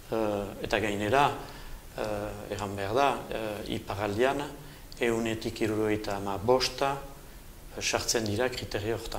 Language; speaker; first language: Basque; native; Basque